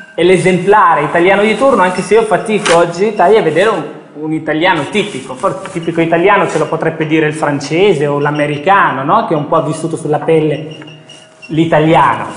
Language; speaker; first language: Italian; early bilingual, other home language; Arabic